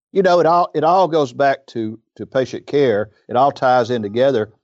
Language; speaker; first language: English; native; English